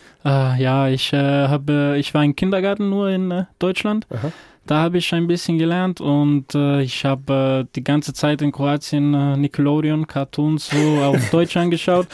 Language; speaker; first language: German; non-native, fluent; Croatian